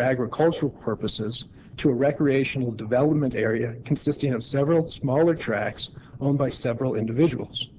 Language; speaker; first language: English; native; English